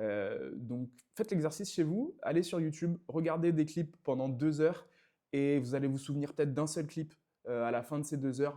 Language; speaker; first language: French; native; French